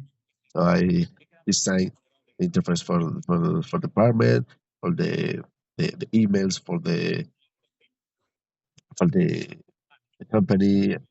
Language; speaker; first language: English; non-native, learner; Spanish